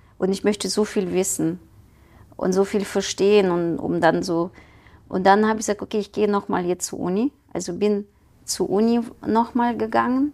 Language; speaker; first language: German; non-native, fluent; Ukrainian